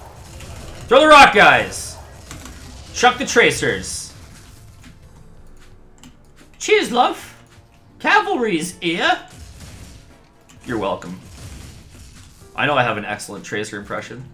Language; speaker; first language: English; native; English